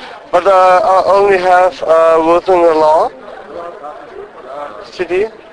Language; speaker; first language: English; non-native, learner; German